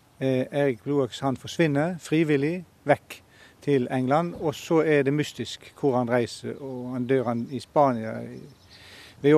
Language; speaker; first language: Norwegian; native; Norwegian